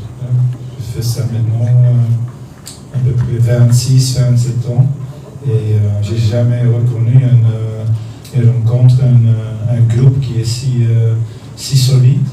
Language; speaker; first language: French; non-native, learner; Dutch